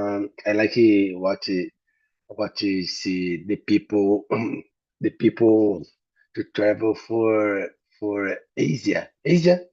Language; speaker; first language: English; non-native, learner; Portuguese